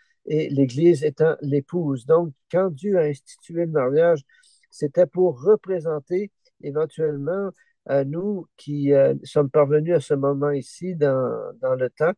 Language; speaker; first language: French; native; French